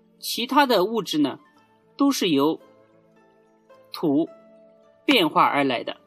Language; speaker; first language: Chinese; native; Chinese